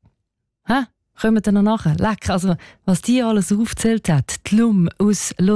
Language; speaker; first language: German; native; German